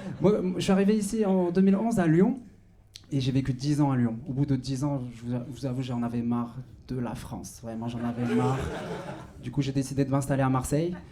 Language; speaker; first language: French; non-native, local second language; Arabic